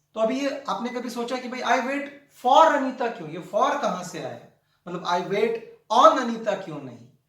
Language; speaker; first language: Hindi; non-native, local second language; Marathi